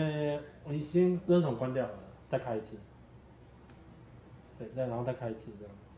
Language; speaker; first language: Chinese; native; Chinese